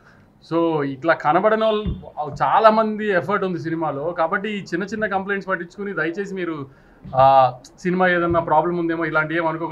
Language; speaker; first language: Telugu; native; Telugu